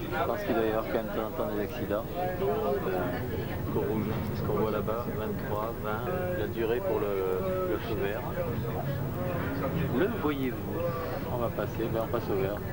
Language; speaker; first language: French; native; French